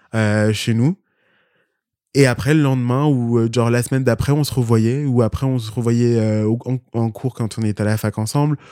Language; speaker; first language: French; early bilingual, other home language; Spanish